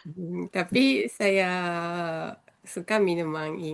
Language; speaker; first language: Indonesian; non-native, learner; Japanese